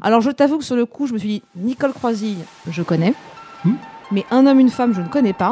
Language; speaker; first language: French; native; French